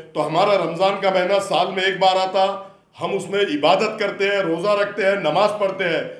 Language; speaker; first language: Hindi; non-native, local second language; Urdu